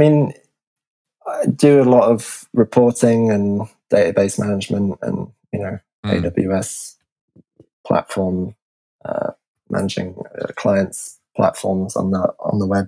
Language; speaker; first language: English; native; English